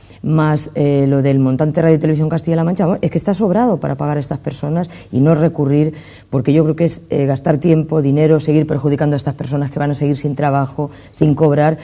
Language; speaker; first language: Spanish; native; Spanish